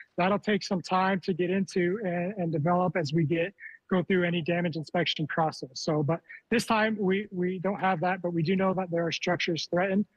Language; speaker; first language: English; native; English